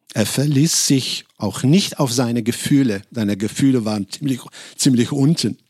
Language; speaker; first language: German; non-native, fluent; Arabic